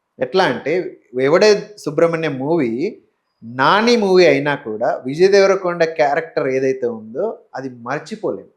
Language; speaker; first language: Telugu; native; Telugu